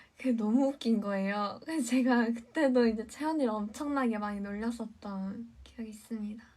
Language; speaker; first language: Korean; native; Korean